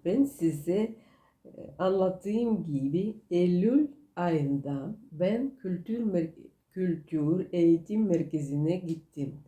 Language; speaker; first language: Turkish; non-native, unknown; Russian